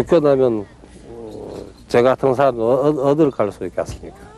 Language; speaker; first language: Korean; early bilingual, heritage; Korean